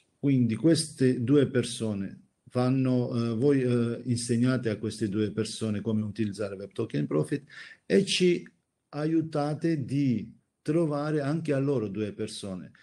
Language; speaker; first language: Italian; non-native, fluent; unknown